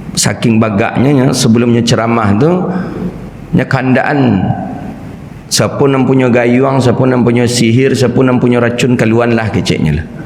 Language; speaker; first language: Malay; non-native, local second language; Minangkabau